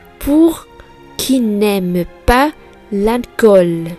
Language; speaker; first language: French; non-native, fluent; Vietnamese